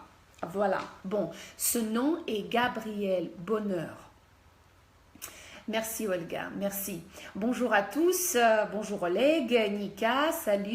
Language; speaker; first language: French; non-native, fluent; Russian